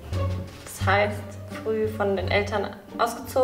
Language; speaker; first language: German; early bilingual, other home language; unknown